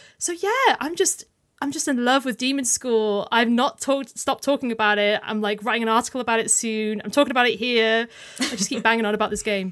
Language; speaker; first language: English; native; English